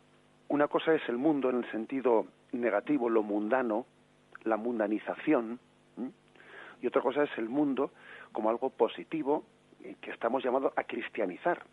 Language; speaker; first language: Spanish; native; Spanish